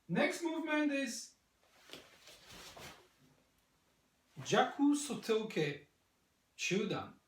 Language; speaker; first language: English; non-native, learner; French